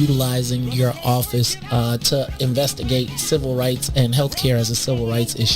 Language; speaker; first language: English; native; English